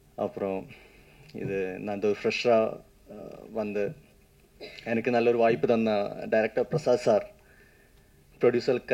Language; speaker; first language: Tamil; non-native, learner; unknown